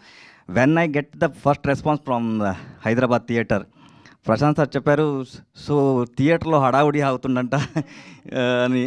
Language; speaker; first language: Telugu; non-native, learner; Kannada